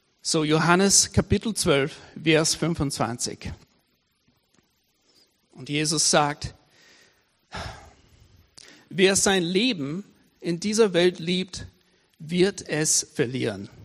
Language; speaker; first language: German; non-native, fluent; English